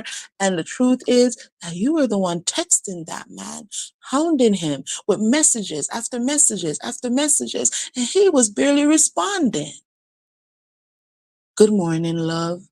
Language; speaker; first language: English; native; English